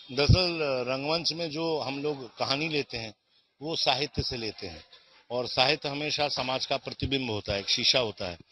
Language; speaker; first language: Hindi; native; Hindi